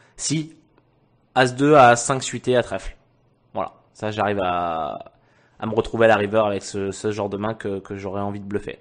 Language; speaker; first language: French; native; French